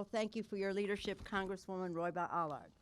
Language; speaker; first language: English; native; English